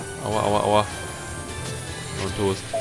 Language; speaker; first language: German; native; German